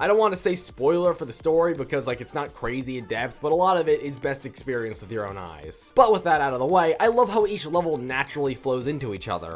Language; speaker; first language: English; native; English